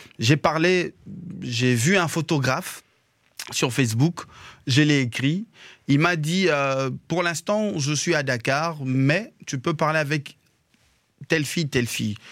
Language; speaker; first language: French; non-native, local second language; Lingala